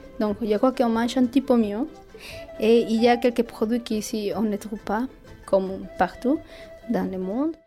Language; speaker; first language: French; non-native, fluent; Spanish